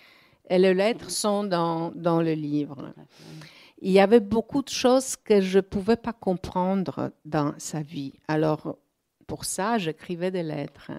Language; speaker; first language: French; non-native, fluent; Polish